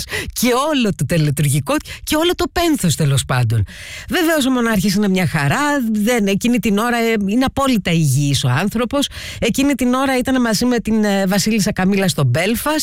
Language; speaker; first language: Greek; native; Greek